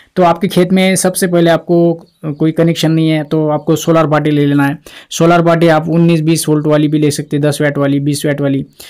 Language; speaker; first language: Hindi; non-native, local second language; Marathi